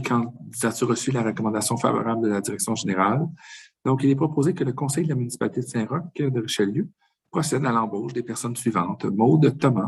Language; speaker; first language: French; native; French